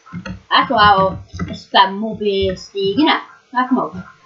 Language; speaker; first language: Norwegian; native; Norwegian